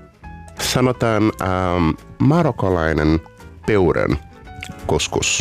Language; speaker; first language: Finnish; non-native, learner; Portuguese